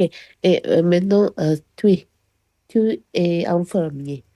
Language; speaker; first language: French; non-native, learner; Sinhala